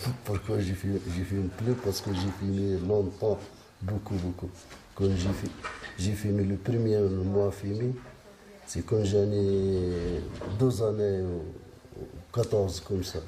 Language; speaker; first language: French; non-native, learner; Arabic